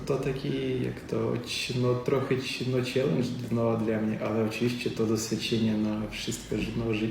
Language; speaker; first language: Polish; non-native, learner; Ukrainian